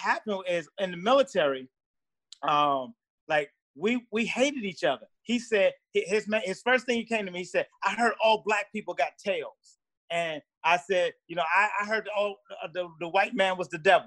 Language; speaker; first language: English; native; English